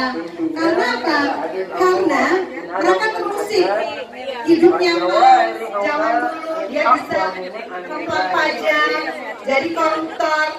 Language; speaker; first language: Indonesian; native; Indonesian